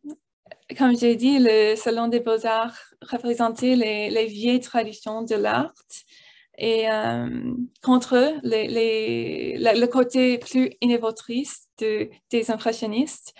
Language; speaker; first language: French; non-native, learner; English